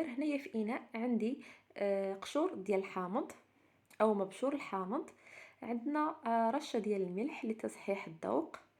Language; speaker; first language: Arabic; native; Arabic